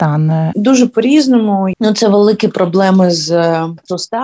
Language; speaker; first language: Polish; non-native, learner; Ukrainian